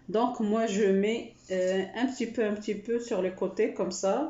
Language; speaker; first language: French; non-native, local second language; Arabic